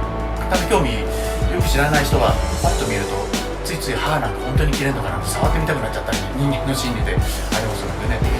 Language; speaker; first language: Japanese; native; Japanese